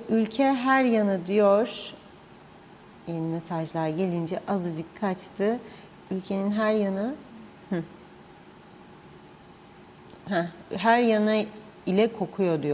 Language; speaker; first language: Turkish; native; Turkish